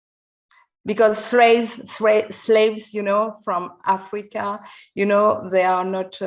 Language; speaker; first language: English; non-native, learner; French